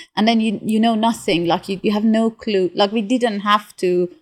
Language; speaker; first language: English; non-native, fluent; Persian